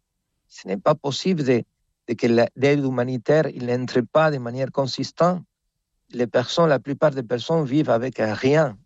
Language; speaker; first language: French; non-native, fluent; Spanish